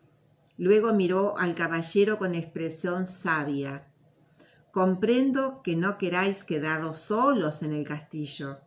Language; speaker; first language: Spanish; native; Spanish